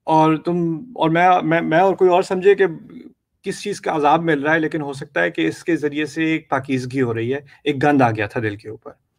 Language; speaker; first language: Urdu; native; Urdu